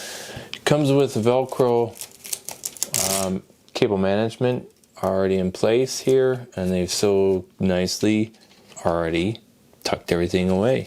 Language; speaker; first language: English; native; English